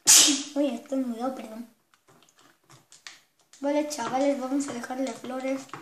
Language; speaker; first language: Spanish; native; Spanish